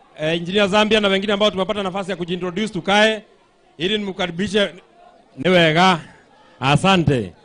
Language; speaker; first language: Swahili; non-native, local second language; Kikuyu